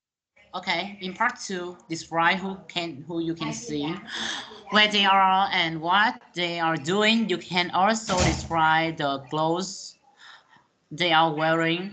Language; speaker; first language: English; non-native, learner; Vietnamese